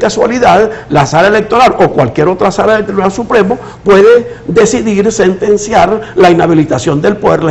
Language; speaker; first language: Spanish; native; Spanish